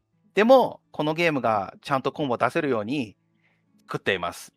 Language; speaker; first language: Japanese; non-native, fluent; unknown